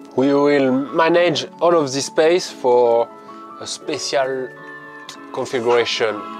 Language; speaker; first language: English; non-native, learner; French